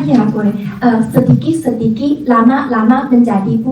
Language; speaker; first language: Indonesian; non-native, fluent; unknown